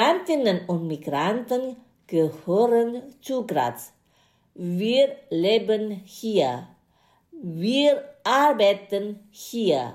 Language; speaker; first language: German; non-native, fluent; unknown